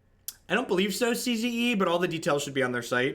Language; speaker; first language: English; native; English